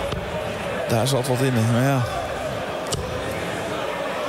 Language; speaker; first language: Dutch; native; Dutch